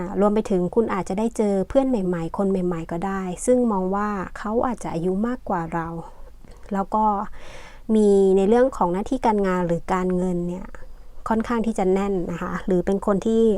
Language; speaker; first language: Thai; native; Thai